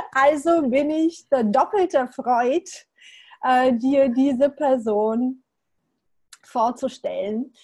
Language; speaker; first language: German; non-native, fluent; Bulgarian